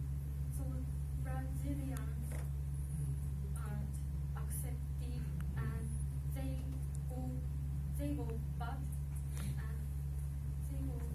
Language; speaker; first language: English; non-native, learner; Japanese